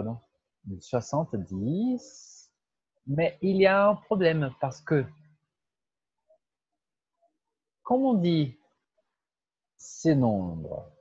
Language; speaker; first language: French; non-native, fluent; Portuguese